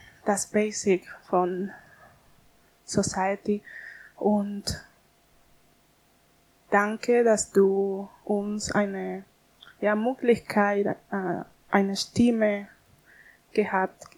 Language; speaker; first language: German; non-native, learner; Spanish